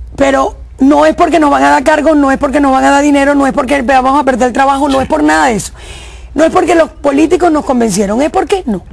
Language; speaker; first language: Spanish; native; Spanish